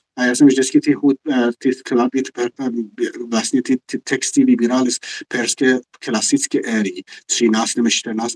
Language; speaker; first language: Czech; non-native, fluent; Persian